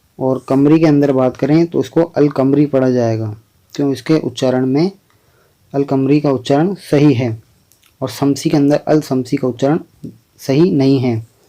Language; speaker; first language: Hindi; native; Hindi